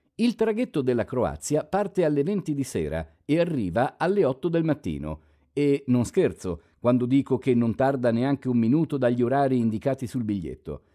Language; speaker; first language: Italian; non-native, fluent; Albanian